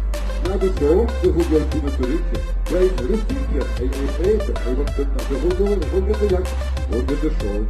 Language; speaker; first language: Dutch; non-native, local second language; French